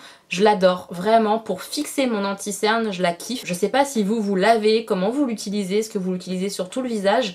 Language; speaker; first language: French; native; French